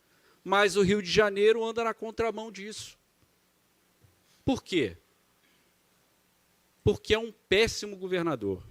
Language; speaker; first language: Portuguese; native; Portuguese